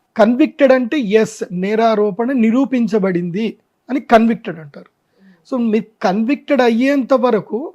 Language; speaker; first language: Telugu; non-native, local second language; Marwari